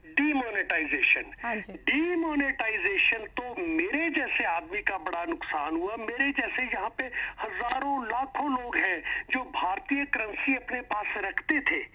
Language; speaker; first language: Hindi; native; Hindi